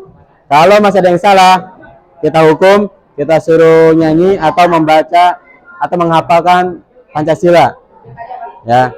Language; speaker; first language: Indonesian; native; Indonesian